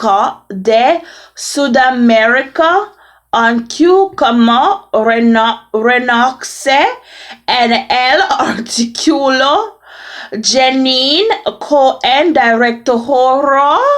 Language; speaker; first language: Spanish; non-native, learner; English